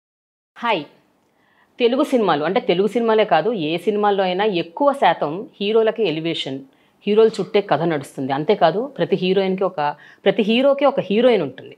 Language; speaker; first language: Telugu; native; Telugu